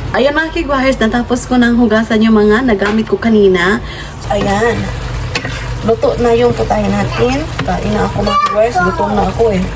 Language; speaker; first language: Filipino; non-native, local second language; Cebuano